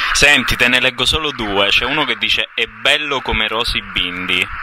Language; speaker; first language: Italian; native; Italian